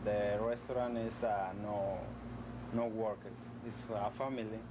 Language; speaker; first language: English; non-native, learner; Spanish